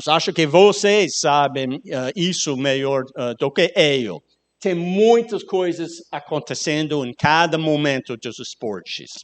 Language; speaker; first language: Portuguese; non-native, learner; English